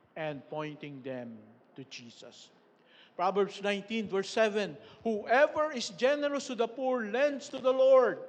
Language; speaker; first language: English; non-native, local second language; Filipino